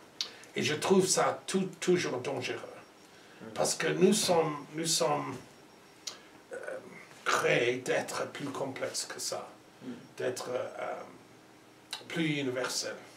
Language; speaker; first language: French; non-native, learner; English